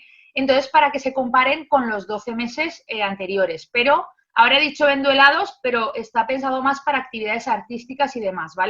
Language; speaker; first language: Spanish; native; Spanish